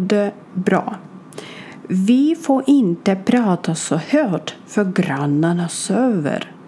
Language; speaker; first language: Swedish; non-native, learner; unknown